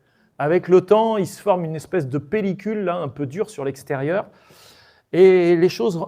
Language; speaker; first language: French; native; French